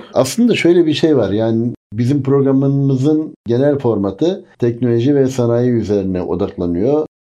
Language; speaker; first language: Turkish; native; Turkish